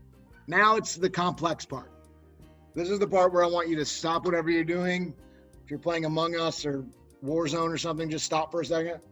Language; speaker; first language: English; native; English